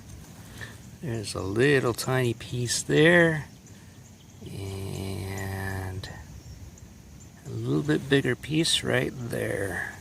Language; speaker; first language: English; native; English